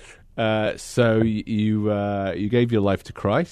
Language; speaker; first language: English; native; English